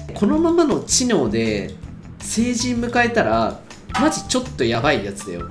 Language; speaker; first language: Japanese; native; Japanese